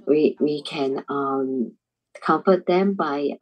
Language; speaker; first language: English; non-native, learner; Chinese